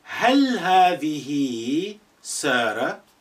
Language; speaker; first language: Arabic; non-native, fluent; English